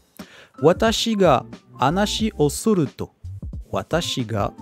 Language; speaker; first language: Japanese; non-native, learner; French